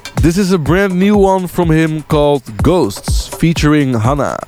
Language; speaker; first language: English; non-native, fluent; Dutch